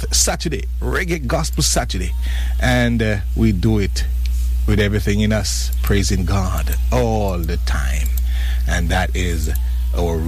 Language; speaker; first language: English; non-native, local second language; Jamaican Creole English